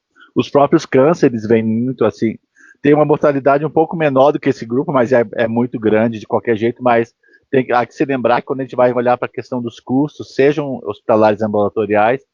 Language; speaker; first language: Portuguese; native; Portuguese